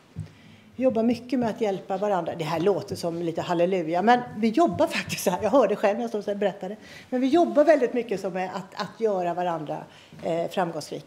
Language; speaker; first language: Swedish; native; Swedish